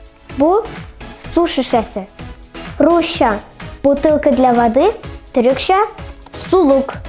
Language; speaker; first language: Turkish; non-native, learner; Tatar